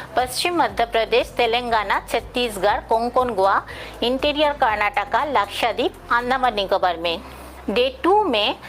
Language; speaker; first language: Hindi; non-native, local second language; Bangla